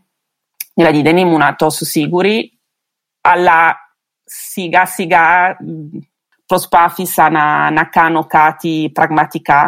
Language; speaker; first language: Greek; non-native, fluent; Italian